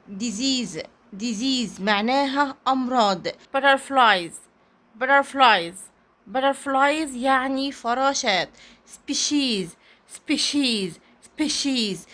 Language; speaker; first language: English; non-native, fluent; Arabic